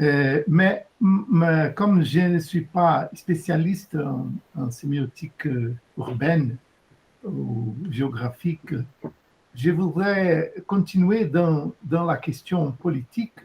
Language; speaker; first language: French; non-native, fluent; Portuguese